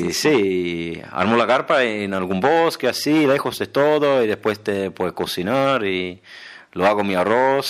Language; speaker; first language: Spanish; non-native, fluent; German